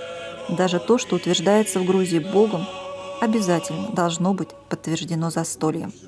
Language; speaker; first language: Russian; native; Russian